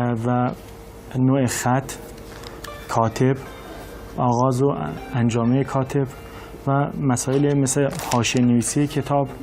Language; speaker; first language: Persian; native; Persian